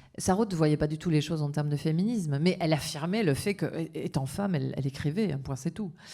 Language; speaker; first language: French; native; French